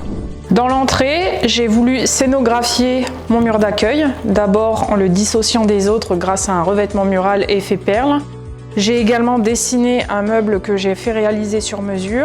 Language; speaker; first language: French; native; French